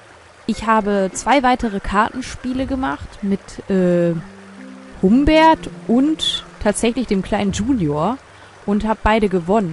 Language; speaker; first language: German; native; German